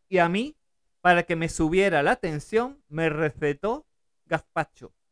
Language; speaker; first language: Spanish; early bilingual, other home language; German